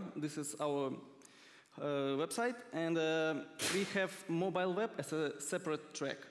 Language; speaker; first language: English; non-native, fluent; Russian